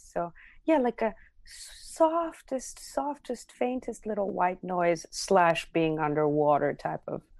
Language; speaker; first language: English; non-native, fluent; Armenian